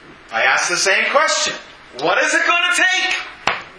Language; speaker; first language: English; native; English